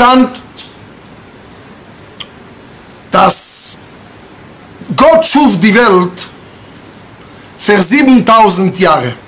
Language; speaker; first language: German; non-native, fluent; Hebrew